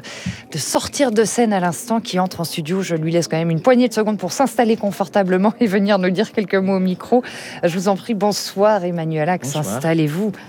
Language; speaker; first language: French; native; French